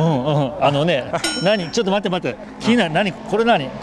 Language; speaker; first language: Japanese; native; Japanese